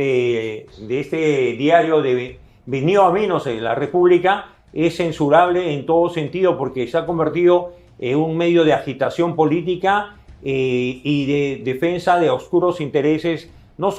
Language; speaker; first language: Spanish; native; Spanish